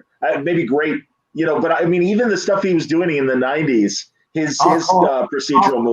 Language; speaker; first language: English; native; English